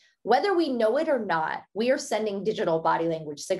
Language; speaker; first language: English; early bilingual, other home language; Hindi